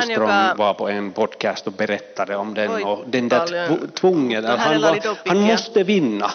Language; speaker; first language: Swedish; non-native, fluent; Finnish